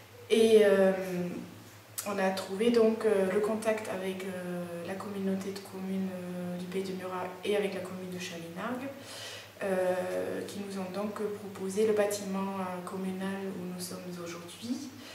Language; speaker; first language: French; non-native, fluent; German